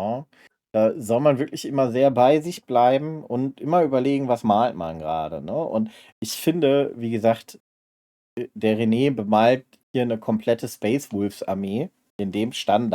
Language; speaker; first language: German; native; German